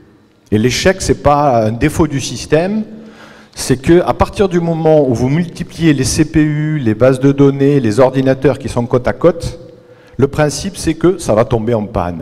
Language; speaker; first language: French; native; French